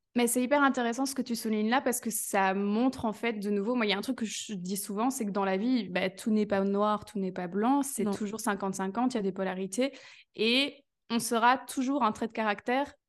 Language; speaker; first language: French; native; French